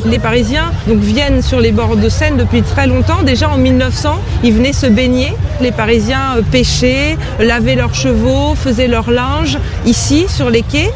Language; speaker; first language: French; native; French